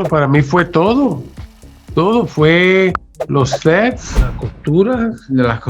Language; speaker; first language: Spanish; early bilingual, heritage; Spanish